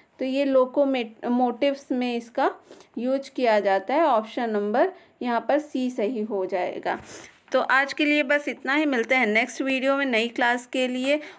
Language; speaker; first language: Hindi; native; Hindi